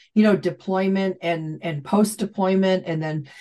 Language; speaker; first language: English; native; English